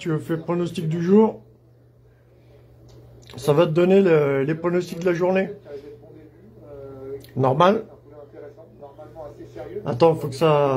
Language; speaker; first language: French; native; French